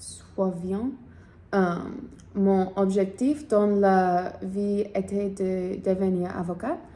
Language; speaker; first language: French; non-native, learner; English